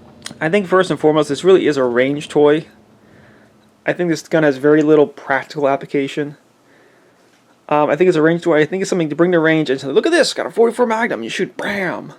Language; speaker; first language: English; native; English